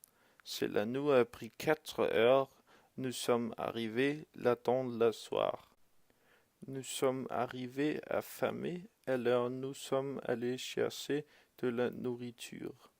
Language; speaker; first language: French; non-native, learner; Danish